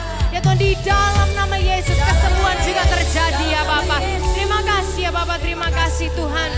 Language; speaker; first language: Indonesian; native; Indonesian